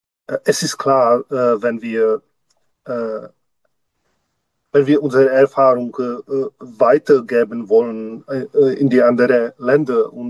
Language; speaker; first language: German; non-native, learner; Czech